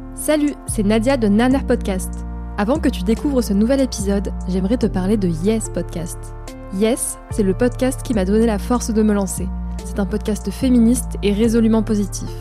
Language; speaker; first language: French; early bilingual, other home language; Arabic